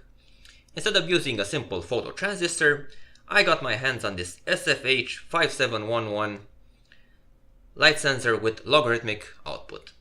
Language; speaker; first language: English; non-native, fluent; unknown